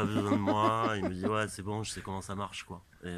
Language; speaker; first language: French; native; French